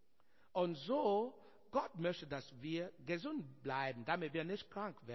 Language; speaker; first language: German; non-native, learner; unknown